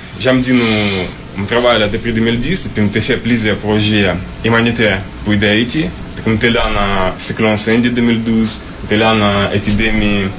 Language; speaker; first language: Haitian Creole; non-native, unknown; Ukrainian